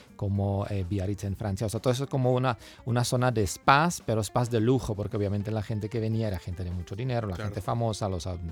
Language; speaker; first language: Spanish; non-native, fluent; Czech